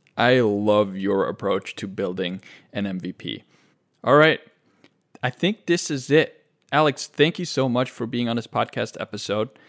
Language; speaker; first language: English; native; English